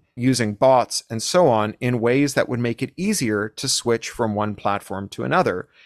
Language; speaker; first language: English; native; English